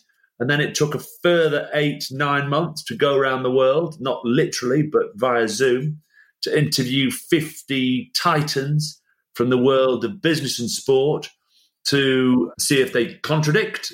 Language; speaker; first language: English; native; English